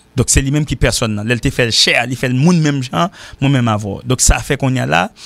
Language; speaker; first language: French; native; French